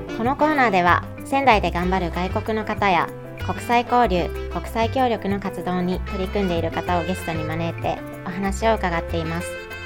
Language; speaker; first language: Japanese; native; Japanese